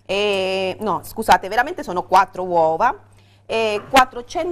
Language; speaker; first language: Italian; non-native, fluent; Spanish